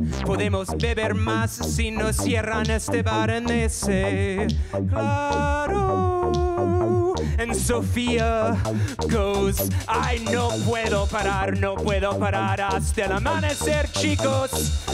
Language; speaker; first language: Spanish; non-native, fluent; English